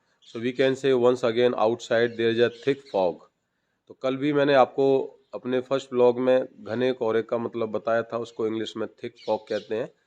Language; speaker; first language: Hindi; native; Hindi